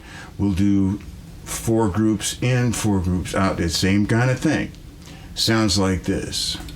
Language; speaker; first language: English; native; English